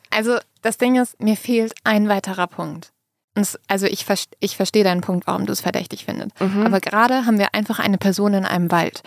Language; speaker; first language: German; native; German